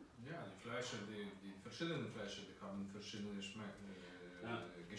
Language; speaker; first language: German; non-native, learner; Russian